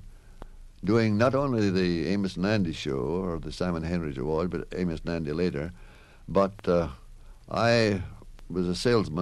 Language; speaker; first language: English; native; English